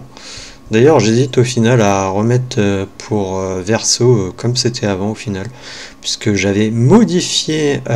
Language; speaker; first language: French; native; French